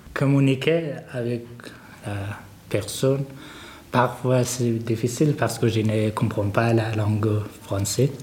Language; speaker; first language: French; non-native, learner; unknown